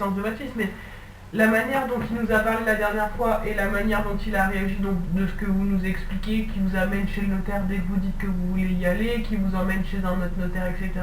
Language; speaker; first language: French; native; French